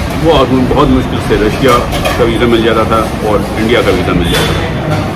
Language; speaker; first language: Hindi; non-native, fluent; Punjabi